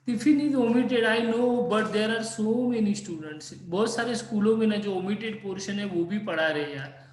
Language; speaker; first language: Hindi; non-native, local second language; Marathi